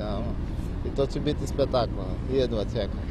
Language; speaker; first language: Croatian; non-native, learner; Portuguese